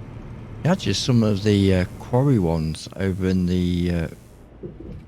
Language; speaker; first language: English; native; English